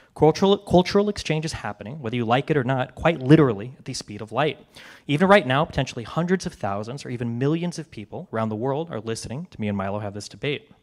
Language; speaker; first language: English; native; English